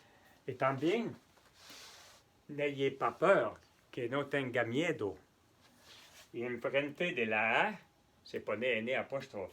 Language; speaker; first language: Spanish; non-native, fluent; French